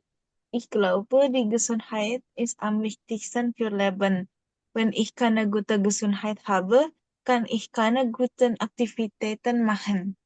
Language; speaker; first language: German; non-native, learner; Indonesian